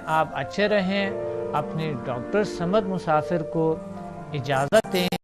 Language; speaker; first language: Urdu; non-native, local second language; Pashto